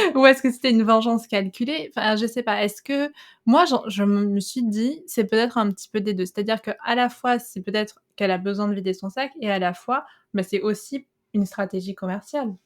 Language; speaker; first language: French; native; French